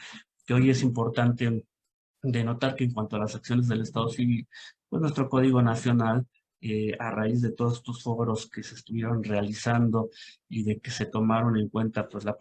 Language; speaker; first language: Spanish; native; Spanish